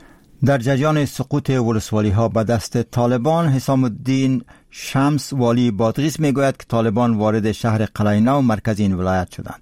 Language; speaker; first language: Persian; native; Persian